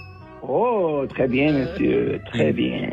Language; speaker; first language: French; non-native, learner; English